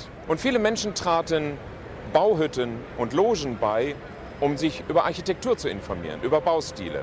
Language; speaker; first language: German; native; German